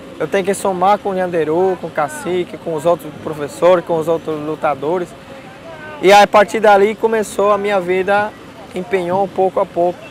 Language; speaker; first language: Portuguese; non-native, local second language; Guarani